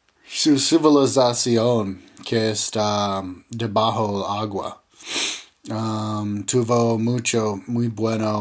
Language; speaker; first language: Spanish; non-native, learner; English